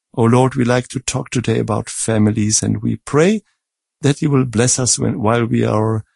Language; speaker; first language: English; non-native, fluent; Czech